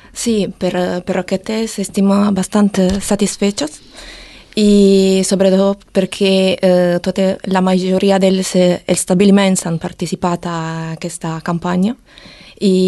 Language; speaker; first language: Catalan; non-native, learner; Italian